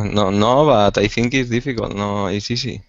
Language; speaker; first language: English; non-native, learner; Spanish